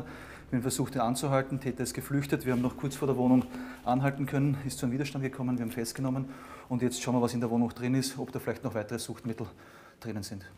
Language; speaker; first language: German; native; German